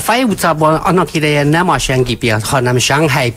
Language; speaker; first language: Hungarian; non-native, learner; Chinese